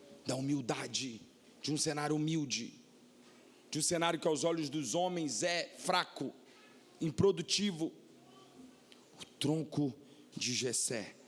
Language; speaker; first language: Portuguese; native; Portuguese